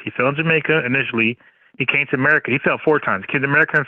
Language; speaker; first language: English; native; English